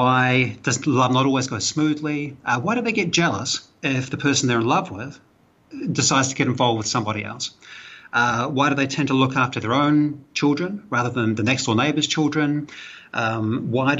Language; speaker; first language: English; native; English